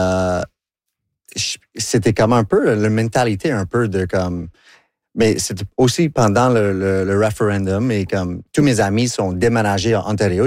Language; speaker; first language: French; non-native, local second language; English